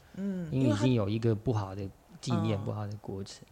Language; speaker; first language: Chinese; non-native, fluent; Arabic